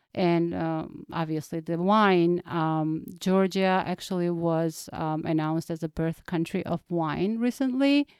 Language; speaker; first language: English; non-native, fluent; Georgian